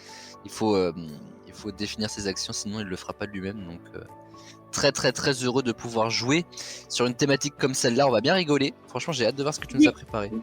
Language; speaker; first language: French; native; French